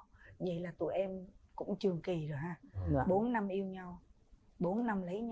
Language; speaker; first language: Vietnamese; native; Vietnamese